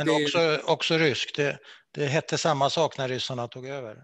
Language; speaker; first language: Swedish; native; Swedish